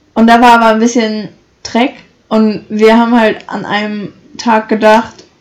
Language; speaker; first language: German; native; German